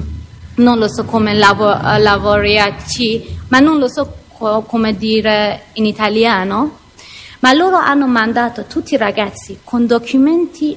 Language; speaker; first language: Italian; non-native, learner; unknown